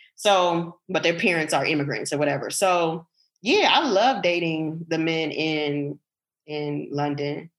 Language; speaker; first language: English; native; English